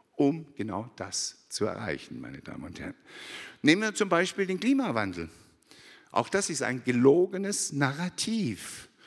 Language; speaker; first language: German; native; German